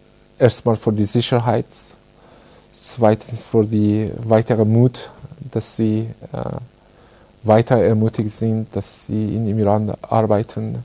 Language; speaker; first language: German; non-native, learner; Persian